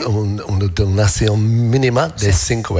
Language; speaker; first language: Spanish; non-native, learner; English